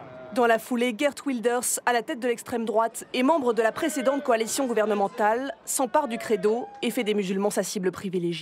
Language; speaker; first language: French; native; French